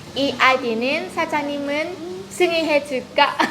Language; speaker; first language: Korean; non-native, fluent; Vietnamese